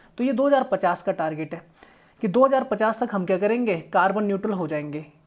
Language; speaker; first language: Hindi; native; Hindi